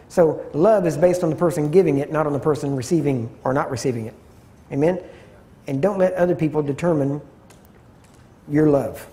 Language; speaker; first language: English; native; English